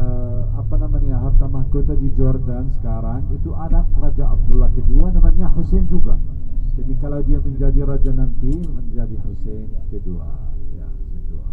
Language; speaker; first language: Indonesian; non-native, fluent; Arabic